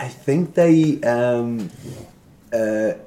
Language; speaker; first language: English; native; English